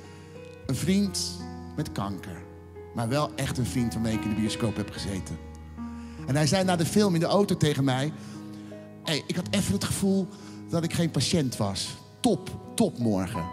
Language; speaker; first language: Dutch; native; Dutch